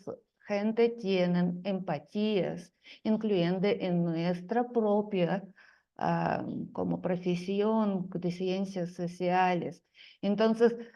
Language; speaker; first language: Spanish; non-native, fluent; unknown